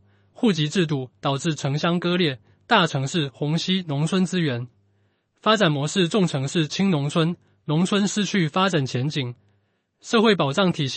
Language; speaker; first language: Chinese; native; Chinese